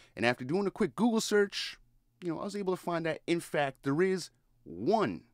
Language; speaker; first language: English; native; English